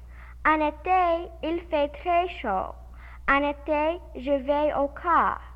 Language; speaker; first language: French; non-native, learner; English